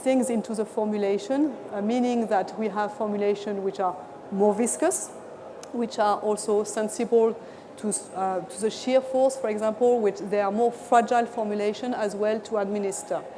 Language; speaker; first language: English; non-native, fluent; French